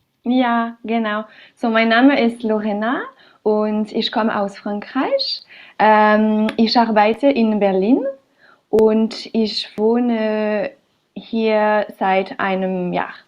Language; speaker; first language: German; non-native, learner; French